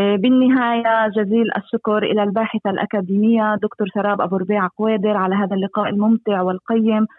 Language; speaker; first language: Arabic; native; Arabic